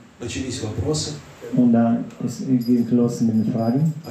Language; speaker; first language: German; non-native, fluent; Russian